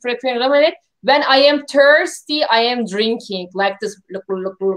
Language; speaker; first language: English; non-native, fluent; Turkish